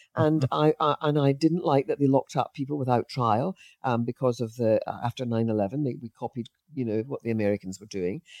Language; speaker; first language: English; native; English